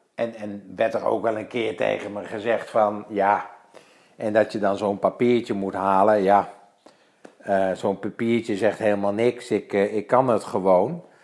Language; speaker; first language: Dutch; native; Dutch